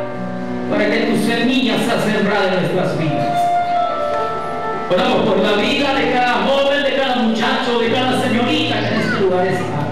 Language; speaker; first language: Spanish; native; Spanish